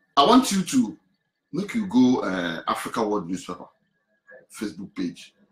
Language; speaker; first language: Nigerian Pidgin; non-native, local second language; Igbo